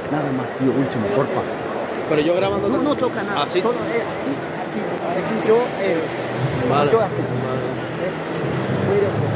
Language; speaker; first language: Spanish; non-native, learner; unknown